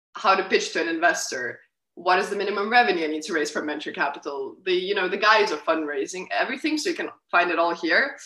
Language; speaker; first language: English; non-native, fluent; Lithuanian